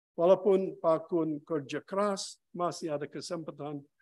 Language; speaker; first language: Indonesian; non-native, fluent; English